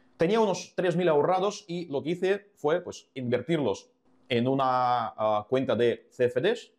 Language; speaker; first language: Spanish; non-native, fluent; Ukrainian